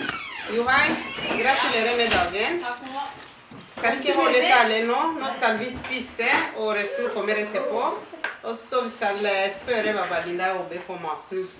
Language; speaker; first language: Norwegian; non-native, learner; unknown